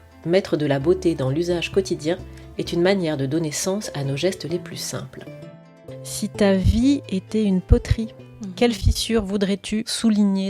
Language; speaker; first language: French; native; French